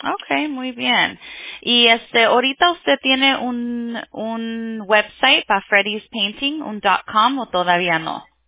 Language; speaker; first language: Spanish; early bilingual, heritage; Spanish